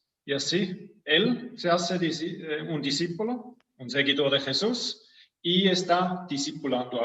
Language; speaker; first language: Spanish; non-native, fluent; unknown